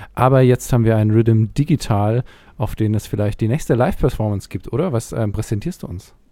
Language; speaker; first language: German; native; German